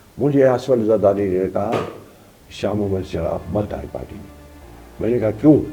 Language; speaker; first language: Urdu; non-native, local second language; Sindhi